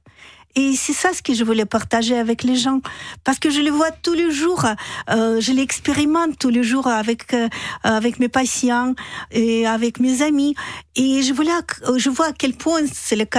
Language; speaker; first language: French; non-native, fluent; Russian